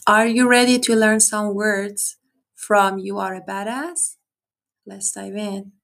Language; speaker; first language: English; non-native, fluent; Persian